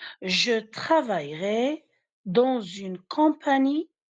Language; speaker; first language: French; non-native, fluent; Arabic